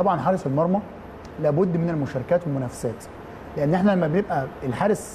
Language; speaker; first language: Arabic; native; Arabic